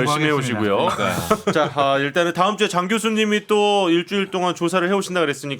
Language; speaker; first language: Korean; native; Korean